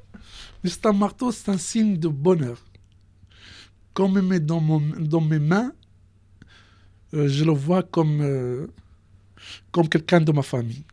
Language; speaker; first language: French; non-native, learner; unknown